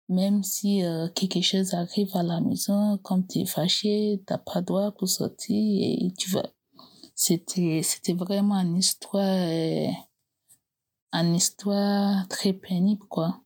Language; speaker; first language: French; non-native, learner; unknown